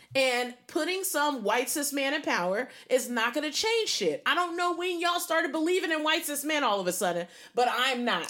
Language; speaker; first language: English; native; English